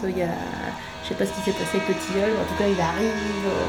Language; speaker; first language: French; native; French